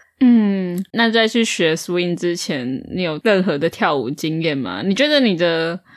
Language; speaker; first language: Chinese; native; Chinese